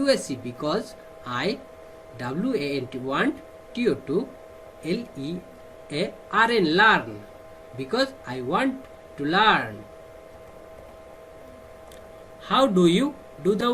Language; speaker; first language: English; non-native, fluent; Bangla